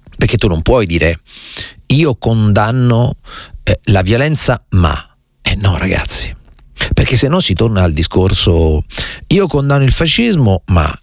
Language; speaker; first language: Italian; native; Italian